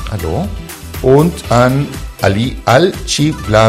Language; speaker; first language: German; non-native, fluent; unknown